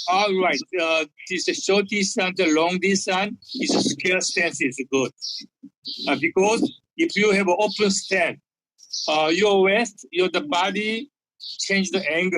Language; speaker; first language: English; non-native, learner; Korean